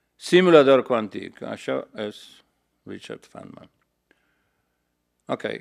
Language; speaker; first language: Catalan; non-native, learner; Polish